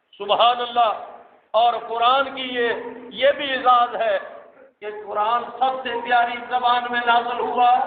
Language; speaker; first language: Urdu; non-native, local second language; Punjabi